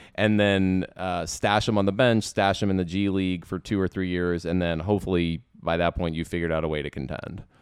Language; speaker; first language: English; native; English